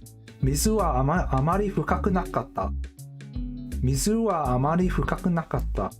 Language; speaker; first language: Japanese; non-native, learner; English